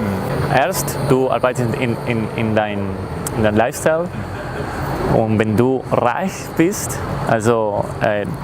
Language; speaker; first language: German; non-native, learner; Spanish